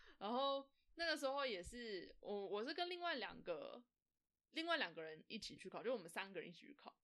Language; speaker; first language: Chinese; native; Chinese